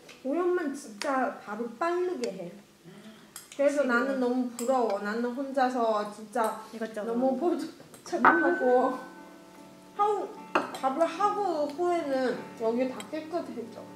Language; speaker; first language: Korean; non-native, learner; Chinese